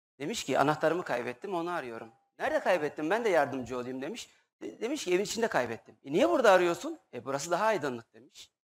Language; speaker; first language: Turkish; native; Turkish